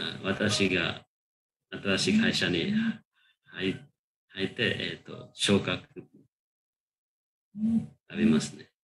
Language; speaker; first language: Japanese; non-native, fluent; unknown